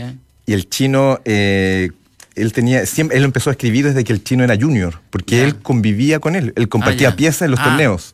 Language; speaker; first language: Spanish; native; Spanish